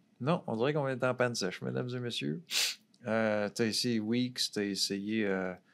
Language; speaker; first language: French; native; French